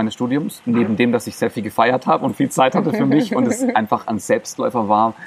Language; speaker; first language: German; non-native, local second language; Greek